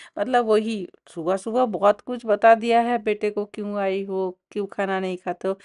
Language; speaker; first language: Hindi; non-native, local second language; Bangla